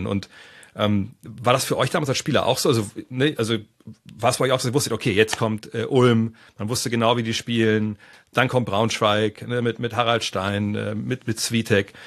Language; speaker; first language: German; native; German